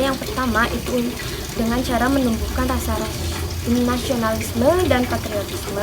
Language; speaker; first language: Indonesian; native; Indonesian